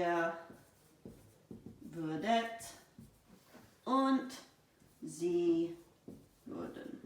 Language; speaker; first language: German; non-native, fluent; English